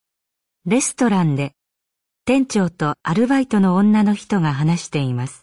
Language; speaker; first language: Japanese; native; Japanese